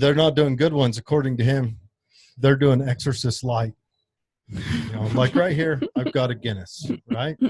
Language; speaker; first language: English; native; English